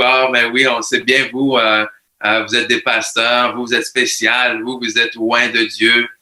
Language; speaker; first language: French; native; French